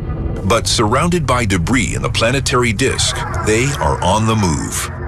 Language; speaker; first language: English; native; English